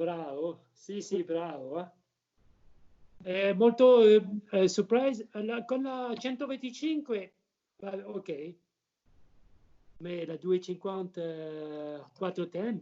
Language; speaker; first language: Italian; non-native, learner; French